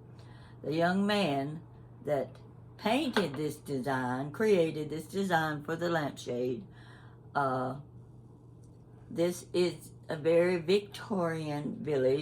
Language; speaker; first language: English; native; English